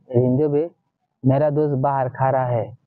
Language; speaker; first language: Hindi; non-native, learner; Bangla